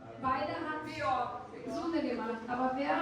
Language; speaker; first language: German; non-native, fluent; Portuguese